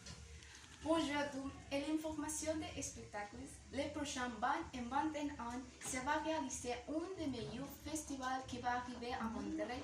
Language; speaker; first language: French; non-native, learner; Spanish